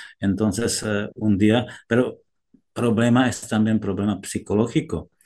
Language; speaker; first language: Spanish; non-native, fluent; Czech